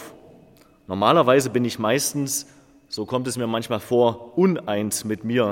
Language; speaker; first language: German; native; German